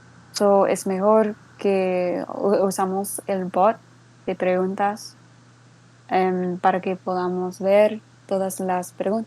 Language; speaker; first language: Spanish; non-native, learner; English